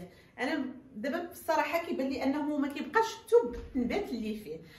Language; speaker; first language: Arabic; native; Arabic